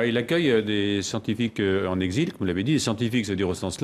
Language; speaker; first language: French; native; French